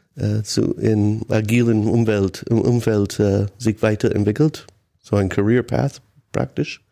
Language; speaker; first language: German; non-native, fluent; English